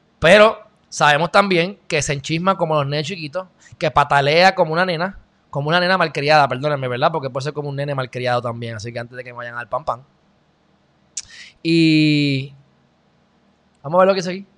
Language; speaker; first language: Spanish; native; Spanish